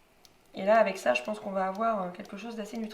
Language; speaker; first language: French; native; French